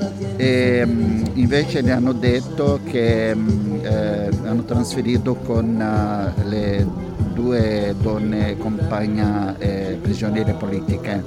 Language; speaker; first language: Italian; non-native, fluent; Portuguese